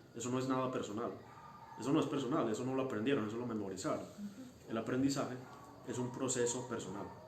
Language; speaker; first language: Spanish; early bilingual, heritage; Spanish